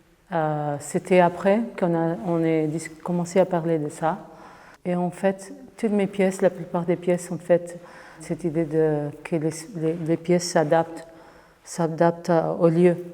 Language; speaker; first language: French; non-native, fluent; Portuguese